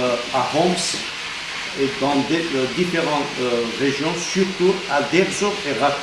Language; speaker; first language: French; non-native, fluent; Armenian